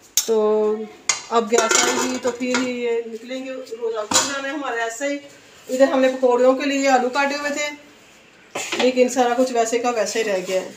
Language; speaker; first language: Urdu; non-native, local second language; Punjabi